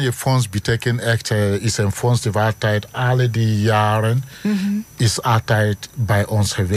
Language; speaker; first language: Dutch; non-native, learner; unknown